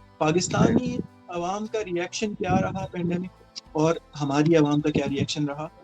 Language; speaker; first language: Urdu; native; Urdu